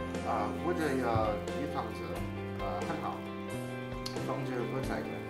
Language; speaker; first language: Chinese; non-native, learner; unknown